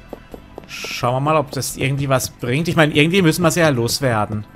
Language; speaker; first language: German; native; German